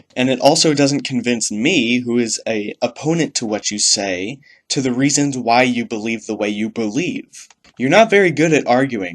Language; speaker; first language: English; native; English